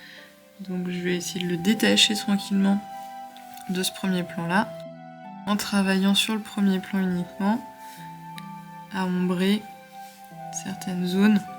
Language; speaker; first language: French; native; French